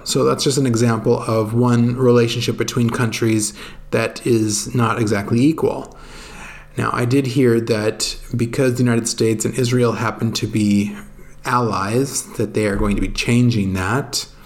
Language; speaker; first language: English; native; English